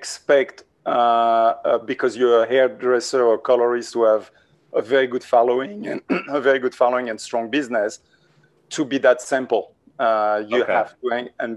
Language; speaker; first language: English; non-native, fluent; French